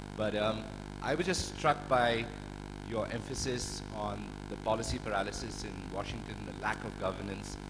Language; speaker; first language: English; native; English